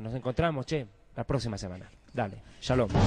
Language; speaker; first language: Spanish; native; Spanish